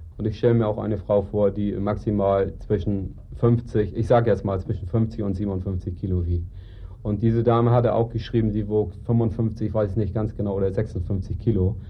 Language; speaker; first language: German; native; German